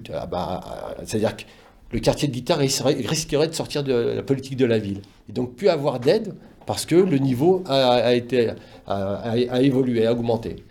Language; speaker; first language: French; native; French